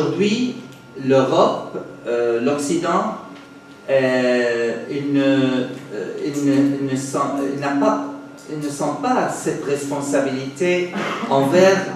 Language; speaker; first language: French; non-native, fluent; Arabic